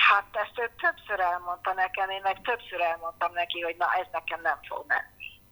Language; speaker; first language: Hungarian; early bilingual, heritage; Hungarian